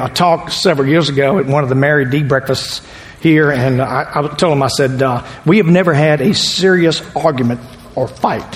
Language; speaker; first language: English; native; English